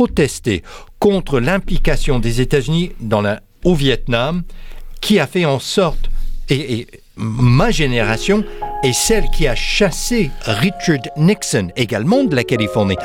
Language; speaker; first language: French; non-native, fluent; English